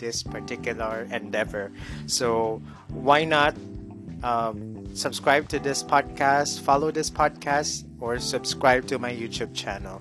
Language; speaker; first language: English; non-native, local second language; Cebuano